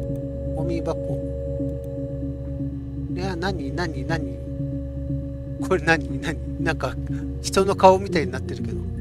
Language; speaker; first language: Japanese; native; Japanese